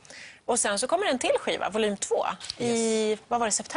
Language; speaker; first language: Swedish; native; Swedish